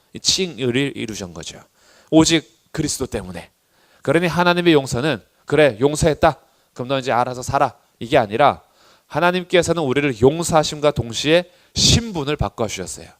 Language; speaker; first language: Korean; native; Korean